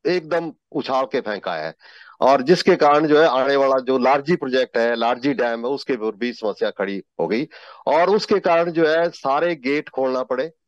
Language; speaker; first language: Hindi; native; Hindi